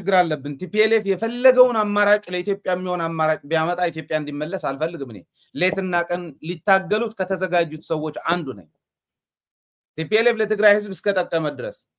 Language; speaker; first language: Amharic; non-native, local second language; Tigrinya